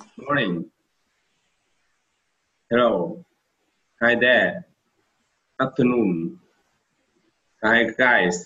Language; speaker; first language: English; non-native, learner; Vietnamese